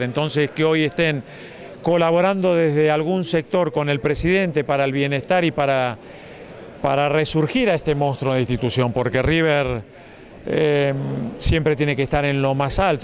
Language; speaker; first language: Spanish; native; Spanish